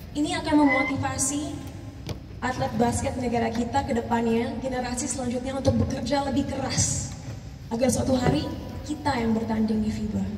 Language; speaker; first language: Indonesian; early bilingual, heritage; Indonesian